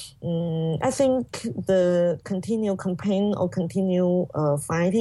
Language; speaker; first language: English; non-native, fluent; Chinese